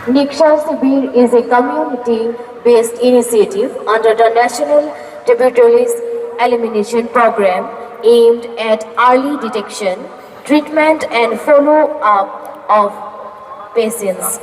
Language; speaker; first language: English; non-native, local second language; Assamese